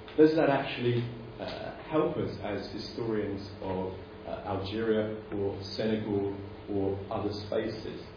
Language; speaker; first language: English; native; English